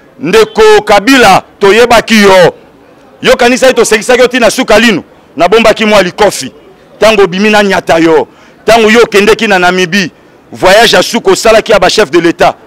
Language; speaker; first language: Lingala; native; Lingala